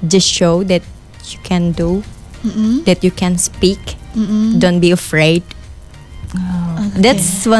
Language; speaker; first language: English; non-native, fluent; Indonesian